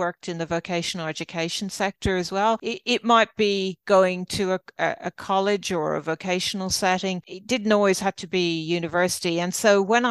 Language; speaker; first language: English; native; English